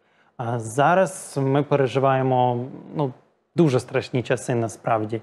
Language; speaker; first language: Ukrainian; native; Ukrainian